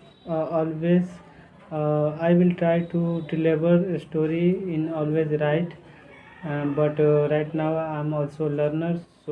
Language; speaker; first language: English; non-native, learner; Hindi